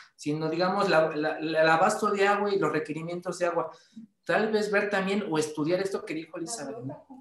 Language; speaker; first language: Spanish; native; Spanish